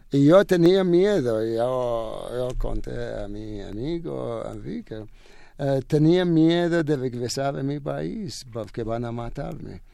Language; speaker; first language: Spanish; non-native, learner; Arabic